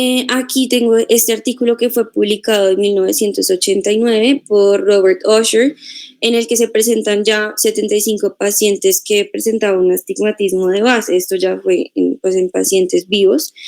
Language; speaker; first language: Spanish; native; Spanish